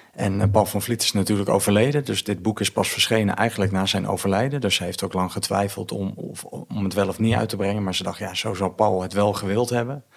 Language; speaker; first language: Dutch; native; Dutch